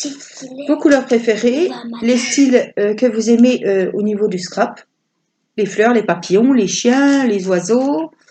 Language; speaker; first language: French; native; French